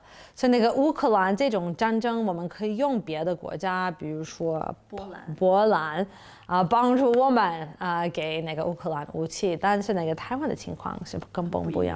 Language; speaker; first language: Chinese; non-native, fluent; English